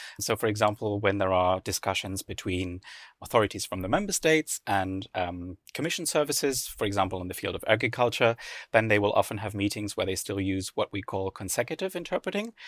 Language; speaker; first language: English; non-native, fluent; German